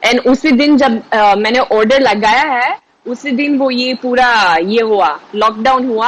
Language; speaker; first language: Hindi; non-native, learner; Swedish